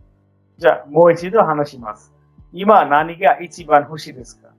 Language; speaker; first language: Japanese; non-native, fluent; Bangla